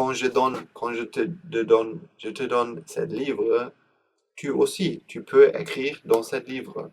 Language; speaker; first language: French; non-native, learner; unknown